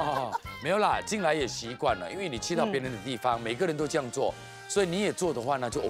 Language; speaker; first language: Chinese; native; Chinese